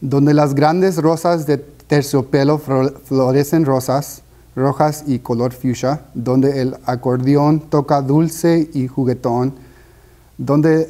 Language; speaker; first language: Spanish; early bilingual, heritage; Spanish